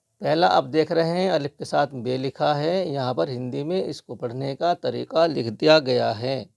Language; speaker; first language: Urdu; native; Urdu